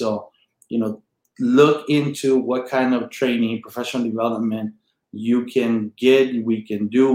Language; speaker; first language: English; native; English